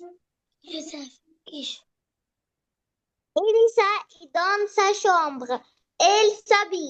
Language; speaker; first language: French; non-native, learner; Arabic